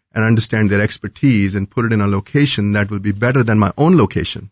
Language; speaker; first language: English; non-native, local second language; Hindi